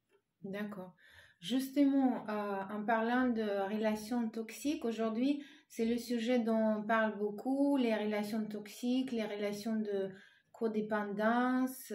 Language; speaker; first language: French; non-native, fluent; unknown